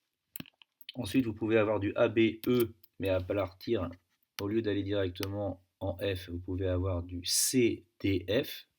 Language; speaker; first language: French; native; French